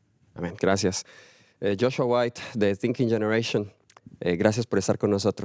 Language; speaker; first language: Spanish; native; Spanish